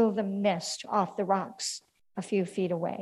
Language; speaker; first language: English; native; English